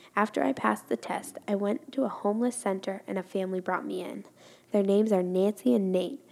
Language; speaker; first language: English; non-native, fluent; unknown